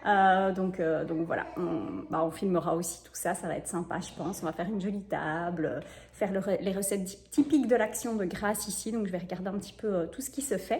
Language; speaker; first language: French; native; French